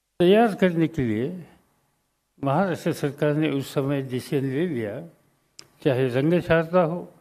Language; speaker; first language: Hindi; non-native, local second language; Marathi